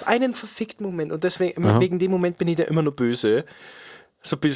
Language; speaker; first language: German; native; German